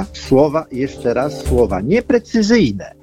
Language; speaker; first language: Polish; native; Polish